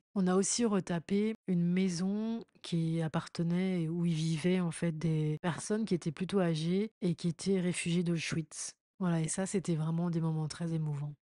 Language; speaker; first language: French; native; French